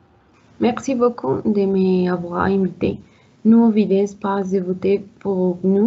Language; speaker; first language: French; non-native, learner; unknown